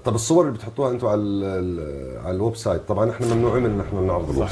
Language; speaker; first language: Arabic; native; Arabic